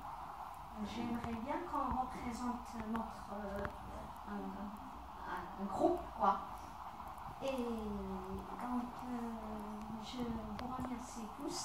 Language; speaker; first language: French; non-native, local second language; Arabic